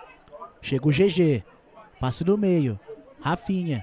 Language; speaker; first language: Portuguese; native; Portuguese